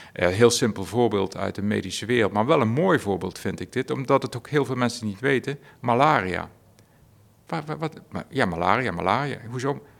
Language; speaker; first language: Dutch; native; Dutch